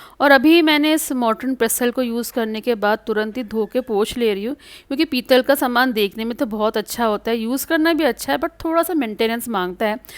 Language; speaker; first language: Hindi; non-native, local second language; Bangla